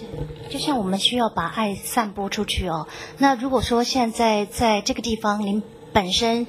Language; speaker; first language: Chinese; native; Chinese